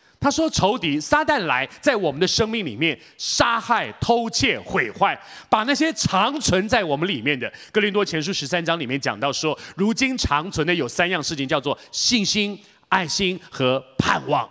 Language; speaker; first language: Chinese; native; Chinese